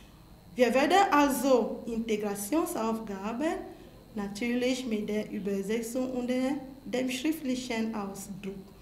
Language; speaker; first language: German; non-native, fluent; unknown